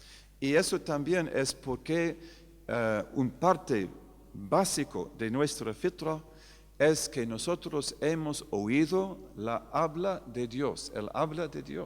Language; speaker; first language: Spanish; non-native, fluent; English